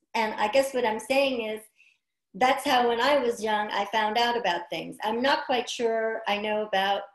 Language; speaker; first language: English; native; English